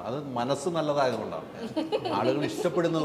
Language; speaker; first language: Malayalam; native; Malayalam